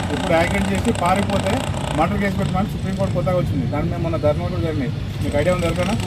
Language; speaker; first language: Telugu; native; Telugu